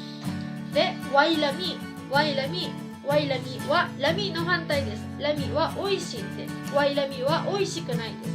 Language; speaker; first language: Japanese; non-native, fluent; Filipino